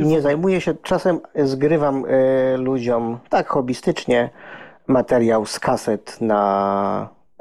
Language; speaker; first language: Polish; native; Polish